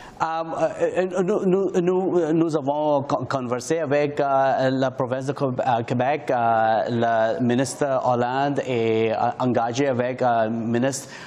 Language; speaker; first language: French; non-native, learner; English